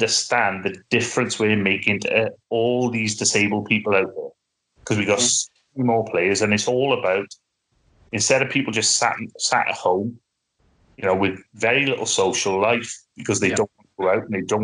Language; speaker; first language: English; native; English